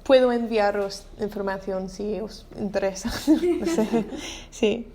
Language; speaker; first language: Spanish; non-native, learner; English